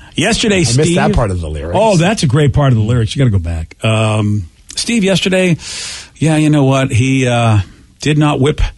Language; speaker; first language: English; native; English